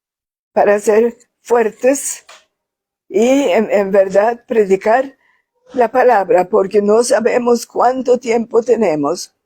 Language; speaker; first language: Spanish; non-native, fluent; Swedish